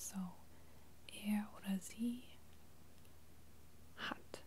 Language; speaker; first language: German; non-native, fluent; English